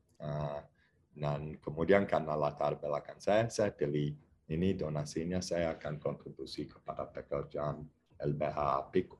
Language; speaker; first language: Indonesian; non-native, fluent; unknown